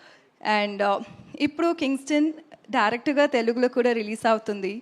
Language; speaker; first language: Telugu; non-native, learner; Tamil